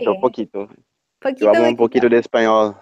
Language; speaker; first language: Spanish; non-native, learner; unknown